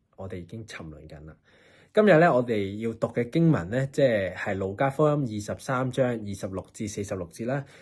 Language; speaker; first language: Cantonese; native; Cantonese